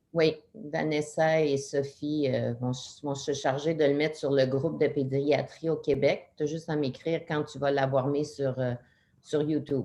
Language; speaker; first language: French; native; French